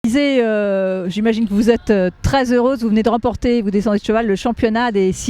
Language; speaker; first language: French; native; French